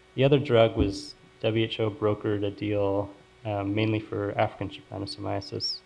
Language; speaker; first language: English; native; English